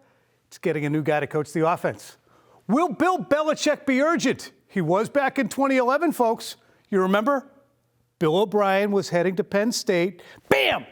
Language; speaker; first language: English; native; English